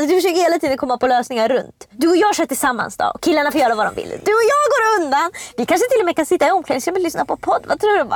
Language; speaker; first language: Swedish; native; Swedish